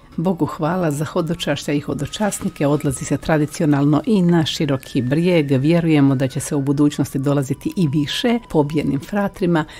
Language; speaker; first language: Croatian; native; Croatian